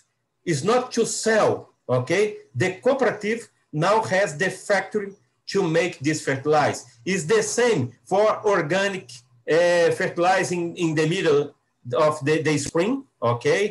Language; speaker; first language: English; non-native, learner; Portuguese